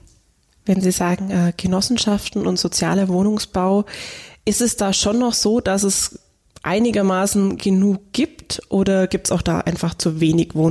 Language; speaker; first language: German; native; German